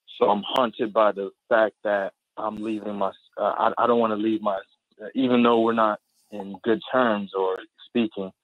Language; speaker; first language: English; native; English